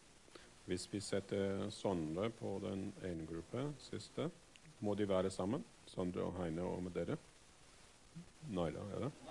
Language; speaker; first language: Norwegian; non-native, fluent; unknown